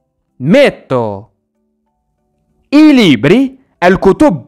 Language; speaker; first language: Italian; non-native, learner; Arabic